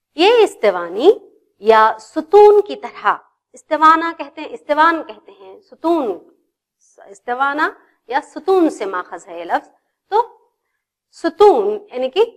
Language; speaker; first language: Urdu; native; Urdu